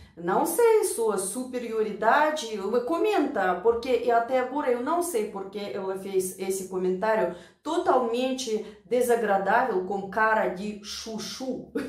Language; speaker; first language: Portuguese; non-native, fluent; Russian